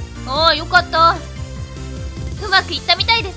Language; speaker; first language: Japanese; native; Japanese